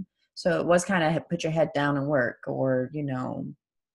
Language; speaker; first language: English; non-native, fluent; Persian